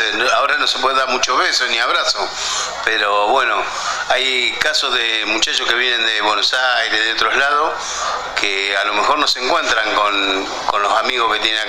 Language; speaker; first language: Spanish; native; Spanish